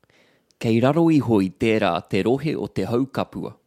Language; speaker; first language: Māori; non-native, local second language; English